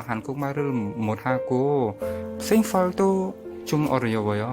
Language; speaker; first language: Korean; non-native, learner; Khmer